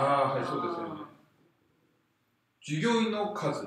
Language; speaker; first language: Japanese; non-native, fluent; Korean